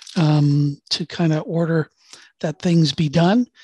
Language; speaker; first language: English; native; English